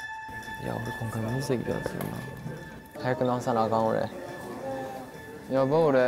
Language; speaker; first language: Japanese; native; Japanese